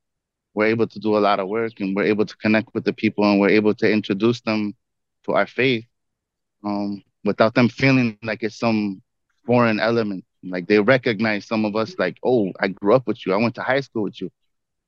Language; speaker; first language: English; native; English